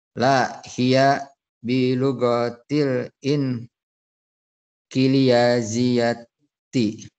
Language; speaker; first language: Arabic; non-native, learner; Indonesian